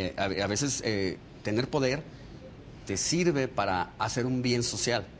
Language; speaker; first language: Spanish; native; Spanish